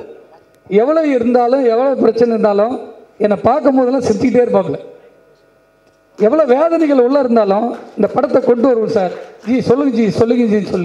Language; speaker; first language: Tamil; native; Tamil